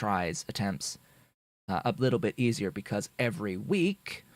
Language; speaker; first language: English; native; English